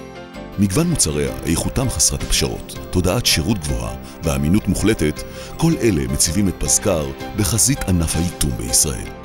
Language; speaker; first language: Hebrew; native; Hebrew